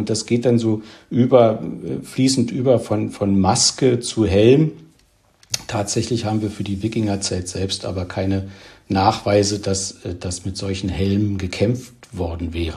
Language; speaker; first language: German; native; German